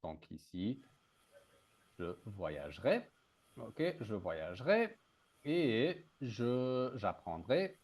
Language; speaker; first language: French; native; French